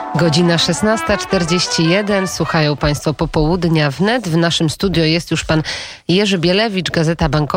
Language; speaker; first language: Polish; native; Polish